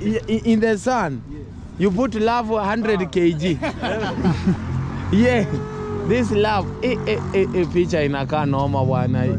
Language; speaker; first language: English; non-native, learner; Swahili